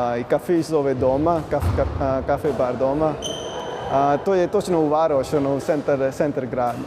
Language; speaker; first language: Croatian; non-native, learner; Punjabi